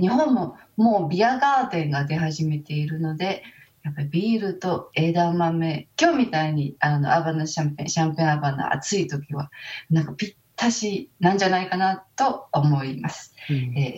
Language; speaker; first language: Japanese; native; Japanese